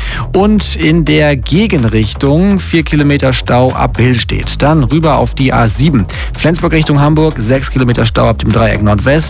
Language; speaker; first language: German; native; German